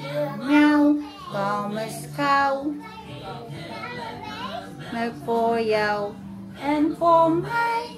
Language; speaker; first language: Dutch; non-native, learner; Filipino